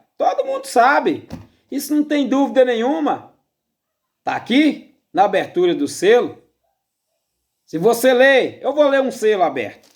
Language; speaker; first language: Portuguese; native; Portuguese